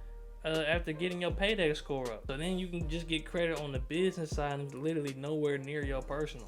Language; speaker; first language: English; native; English